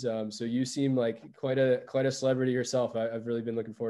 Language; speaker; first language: English; native; English